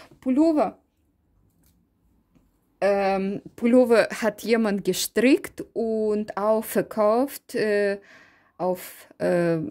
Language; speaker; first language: German; non-native, learner; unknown